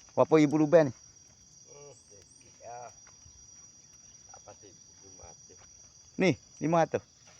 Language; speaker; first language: Malay; native; Malay